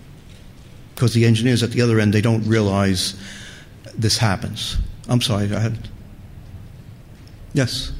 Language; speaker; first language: English; native; English